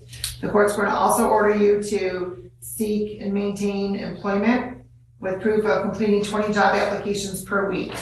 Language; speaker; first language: English; native; English